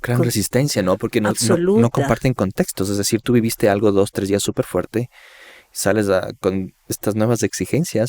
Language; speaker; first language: Spanish; native; Spanish